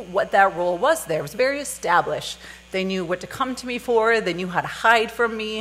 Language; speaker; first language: English; native; English